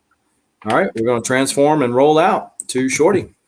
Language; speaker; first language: English; native; English